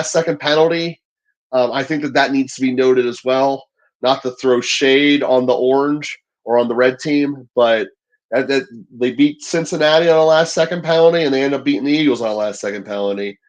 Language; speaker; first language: English; native; English